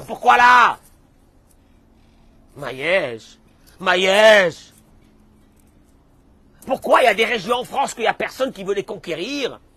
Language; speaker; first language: French; native; French